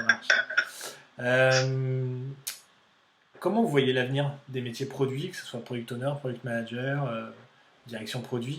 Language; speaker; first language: French; native; French